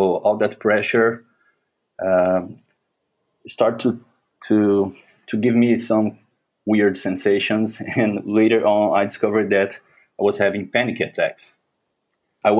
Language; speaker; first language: English; non-native, fluent; Portuguese